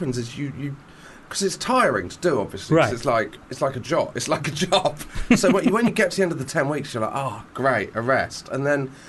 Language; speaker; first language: English; native; English